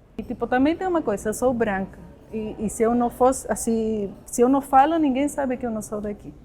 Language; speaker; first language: Portuguese; non-native, fluent; Spanish